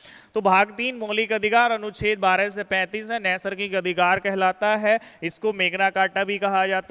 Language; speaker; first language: Hindi; native; Hindi